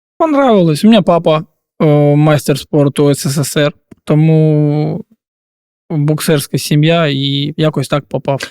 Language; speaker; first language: Ukrainian; non-native, local second language; Russian